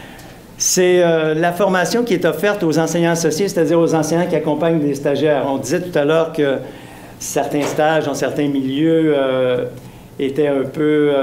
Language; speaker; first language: French; native; French